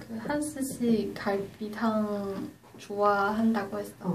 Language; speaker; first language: Korean; non-native, learner; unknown